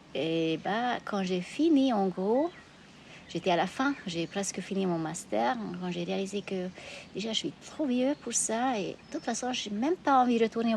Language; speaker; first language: French; non-native, fluent; Hungarian